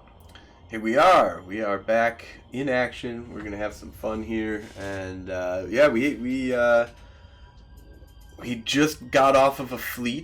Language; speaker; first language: English; native; English